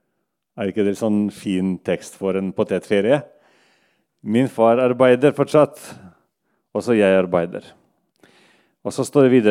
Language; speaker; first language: Norwegian; non-native, local second language; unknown